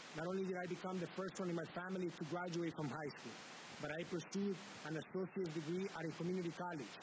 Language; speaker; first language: English; early bilingual, other home language; Spanish